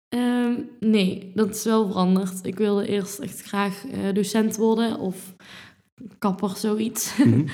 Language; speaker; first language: Dutch; native; Dutch